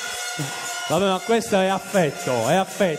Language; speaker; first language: Italian; native; Italian